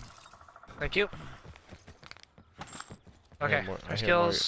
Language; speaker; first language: English; native; English